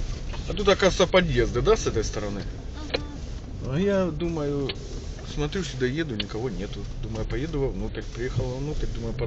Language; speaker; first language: Russian; native; Russian